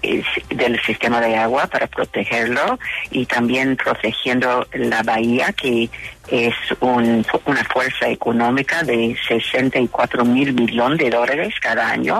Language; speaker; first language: Spanish; non-native, fluent; English